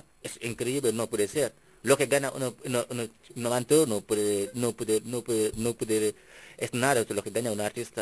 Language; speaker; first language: Spanish; non-native, fluent; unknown